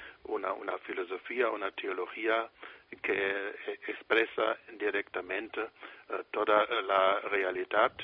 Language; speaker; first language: Spanish; non-native, fluent; German